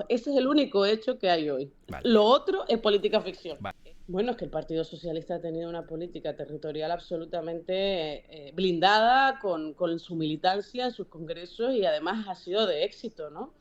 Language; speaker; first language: Spanish; native; Spanish